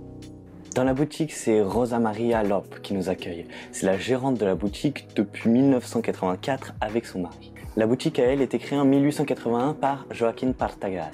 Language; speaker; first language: French; native; French